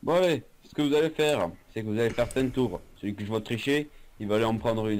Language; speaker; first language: French; native; French